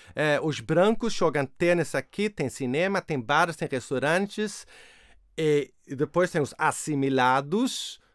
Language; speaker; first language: Portuguese; non-native, fluent; Swedish